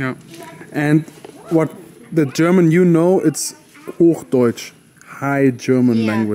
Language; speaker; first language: English; non-native, learner; German